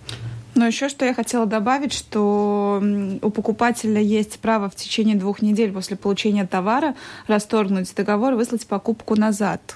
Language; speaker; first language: Russian; native; Russian